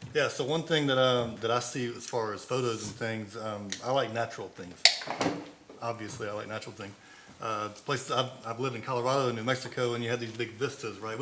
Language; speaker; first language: English; native; English